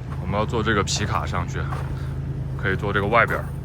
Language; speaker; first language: Chinese; native; Chinese